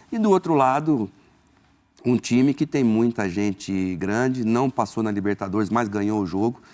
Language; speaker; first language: Portuguese; native; Portuguese